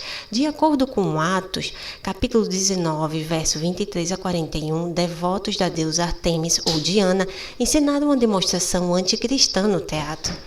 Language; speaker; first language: Portuguese; native; Portuguese